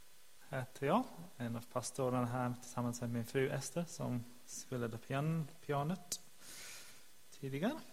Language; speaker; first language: Swedish; non-native, fluent; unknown